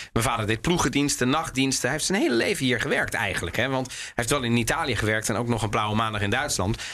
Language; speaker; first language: Dutch; early bilingual, other home language; Italian